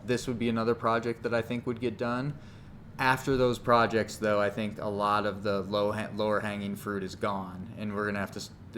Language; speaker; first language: English; native; English